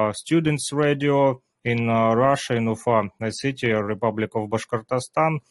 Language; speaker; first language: English; non-native, learner; Ukrainian